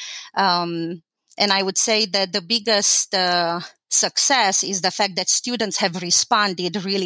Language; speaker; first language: English; non-native, fluent; Romanian